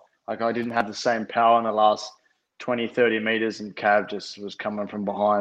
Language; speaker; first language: English; native; English